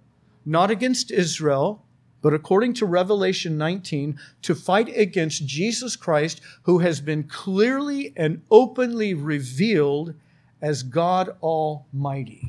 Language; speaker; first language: English; native; English